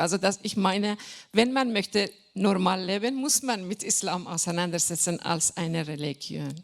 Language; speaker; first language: German; non-native, fluent; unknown